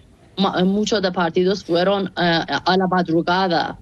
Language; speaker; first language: Spanish; non-native, fluent; Persian